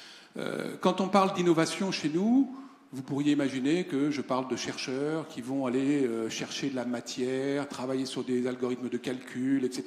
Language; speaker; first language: French; native; French